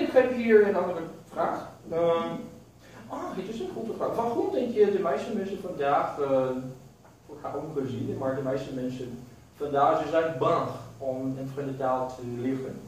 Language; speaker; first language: Dutch; non-native, learner; Portuguese